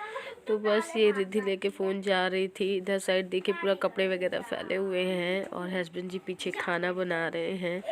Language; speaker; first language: Hindi; native; Hindi